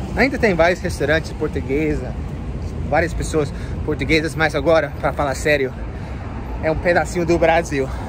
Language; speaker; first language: Portuguese; non-native, fluent; English